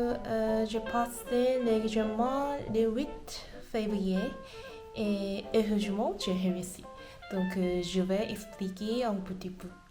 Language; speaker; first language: French; non-native, learner; Korean